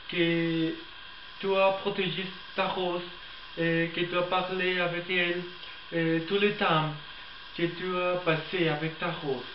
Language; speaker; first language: French; non-native, learner; Spanish